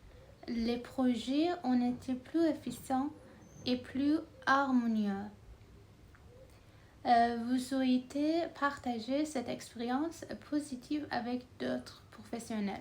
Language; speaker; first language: French; non-native, learner; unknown